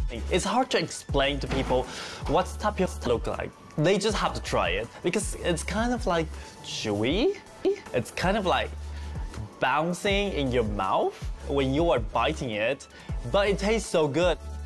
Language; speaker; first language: English; non-native, fluent; Chinese